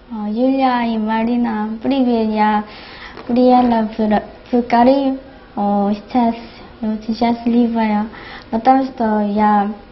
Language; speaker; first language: Russian; non-native, learner; Korean